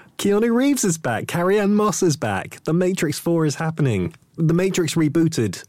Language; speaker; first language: English; native; English